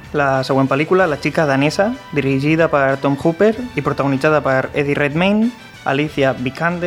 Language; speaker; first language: Catalan; non-native, local second language; Spanish